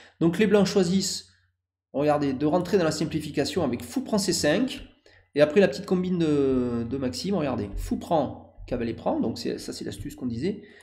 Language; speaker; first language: French; native; French